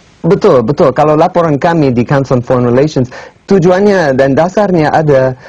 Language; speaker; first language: Indonesian; non-native, fluent; English